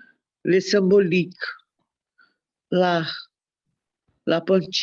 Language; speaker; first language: French; non-native, learner; Portuguese